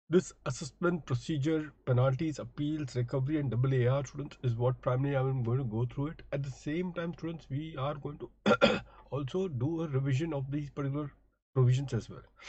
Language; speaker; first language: English; non-native, local second language; Hindi